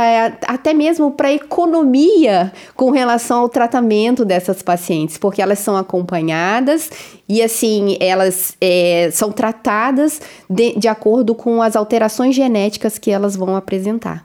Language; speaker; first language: Portuguese; native; Portuguese